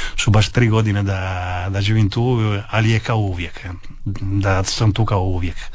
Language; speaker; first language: Croatian; non-native, learner; Italian